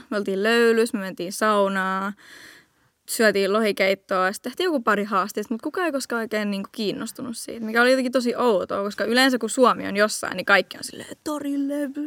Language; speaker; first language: Finnish; early bilingual, heritage; Finnish